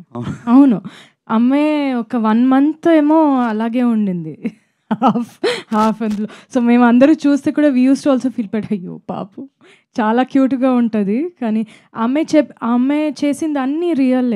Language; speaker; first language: Telugu; non-native, fluent; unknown